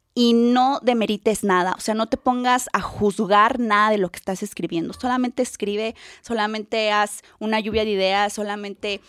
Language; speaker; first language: Spanish; native; Spanish